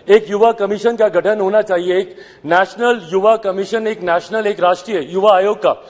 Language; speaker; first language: Hindi; native; Hindi